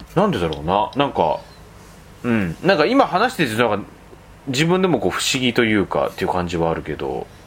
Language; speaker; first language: Japanese; early bilingual, heritage; Japanese